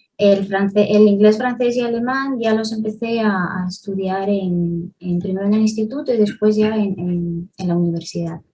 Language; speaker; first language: Spanish; early bilingual, other home language; Russian